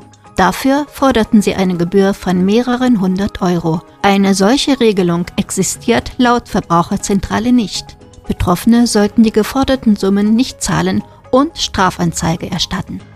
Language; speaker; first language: German; native; German